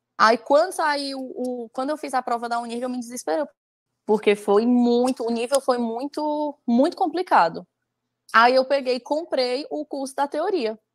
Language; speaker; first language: Portuguese; native; Portuguese